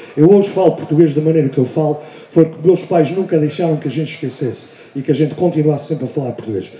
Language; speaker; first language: Portuguese; early bilingual, heritage; Portuguese